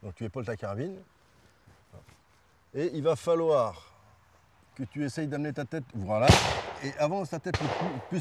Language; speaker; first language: French; native; French